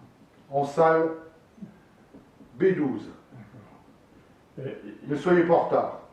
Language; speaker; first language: French; native; French